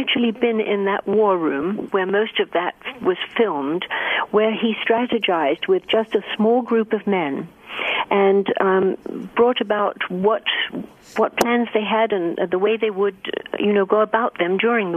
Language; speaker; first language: English; native; English